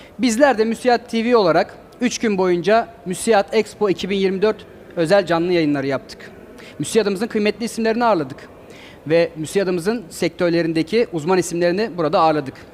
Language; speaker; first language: Turkish; native; Turkish